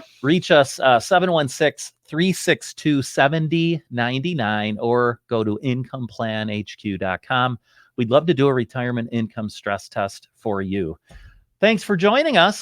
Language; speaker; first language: English; native; English